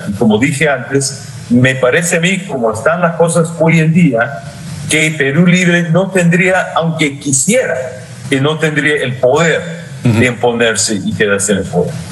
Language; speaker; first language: Spanish; non-native, fluent; English